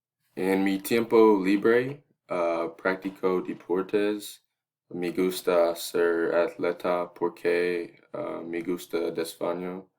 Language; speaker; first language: Spanish; non-native, learner; English